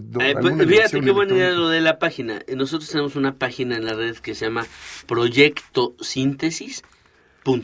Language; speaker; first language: Spanish; native; Spanish